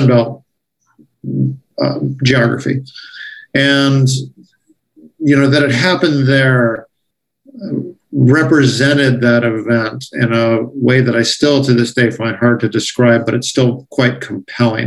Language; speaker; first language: English; native; English